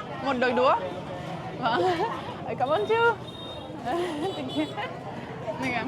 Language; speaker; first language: Vietnamese; non-native, learner; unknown